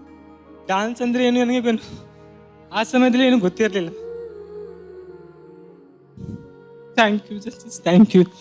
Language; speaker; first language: Kannada; native; Kannada